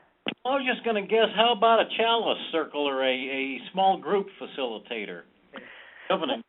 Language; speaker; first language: English; native; English